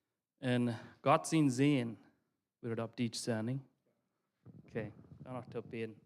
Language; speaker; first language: German; non-native, learner; Low German